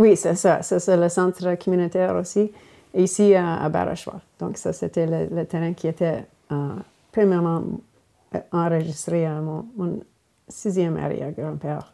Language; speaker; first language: French; non-native, local second language; English